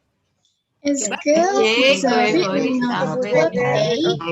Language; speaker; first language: French; non-native, learner; Indonesian